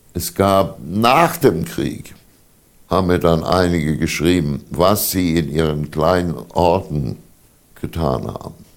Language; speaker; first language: German; native; German